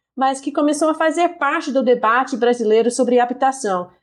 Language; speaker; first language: Portuguese; non-native, fluent; English